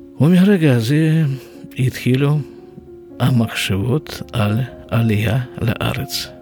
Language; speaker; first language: Hebrew; non-native, fluent; Russian